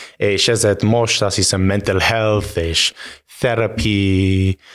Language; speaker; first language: Hungarian; non-native, fluent; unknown